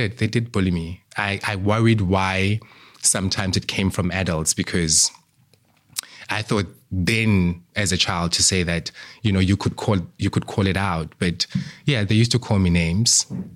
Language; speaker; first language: English; non-native, local second language; Southern Sotho